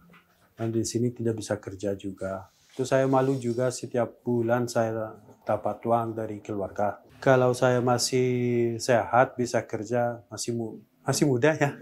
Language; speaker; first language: Indonesian; non-native, learner; Persian